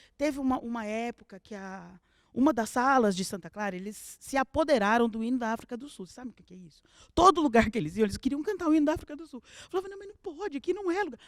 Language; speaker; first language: Portuguese; native; Portuguese